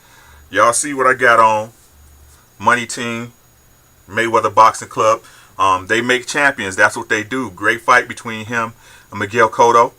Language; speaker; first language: English; native; English